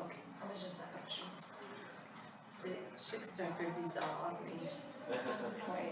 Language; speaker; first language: French; native; French